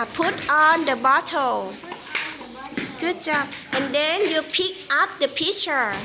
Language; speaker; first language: English; non-native, fluent; Thai